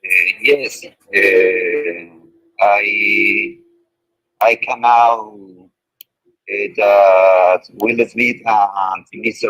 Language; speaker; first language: English; non-native, learner; Spanish